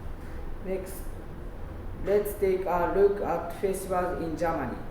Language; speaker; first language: English; non-native, learner; Japanese